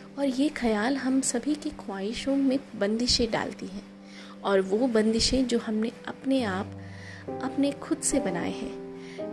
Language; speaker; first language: Hindi; native; Hindi